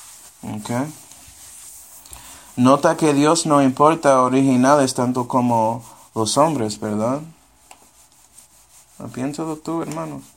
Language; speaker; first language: Spanish; non-native, fluent; English